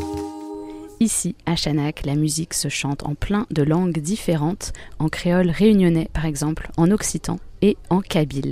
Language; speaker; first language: French; native; French